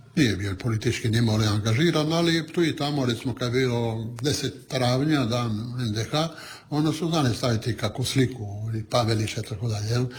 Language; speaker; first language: Croatian; non-native, local second language; Italian